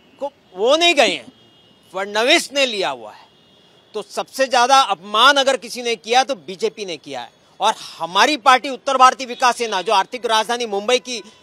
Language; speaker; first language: Hindi; native; Hindi